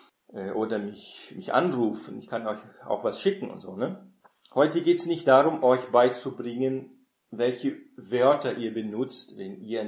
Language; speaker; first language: German; non-native, fluent; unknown